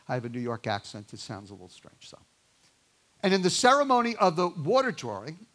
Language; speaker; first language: English; native; English